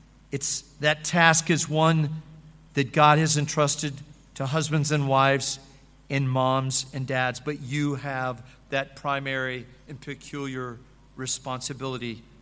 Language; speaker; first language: English; native; English